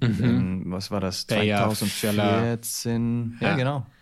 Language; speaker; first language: German; non-native, learner; Icelandic